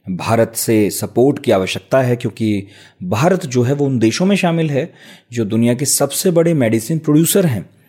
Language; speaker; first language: Hindi; native; Hindi